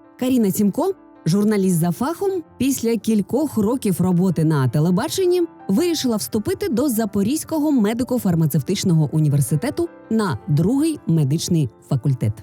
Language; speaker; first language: Ukrainian; native; Ukrainian